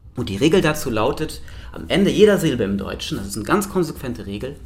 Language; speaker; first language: German; non-native, local second language; Luxembourgish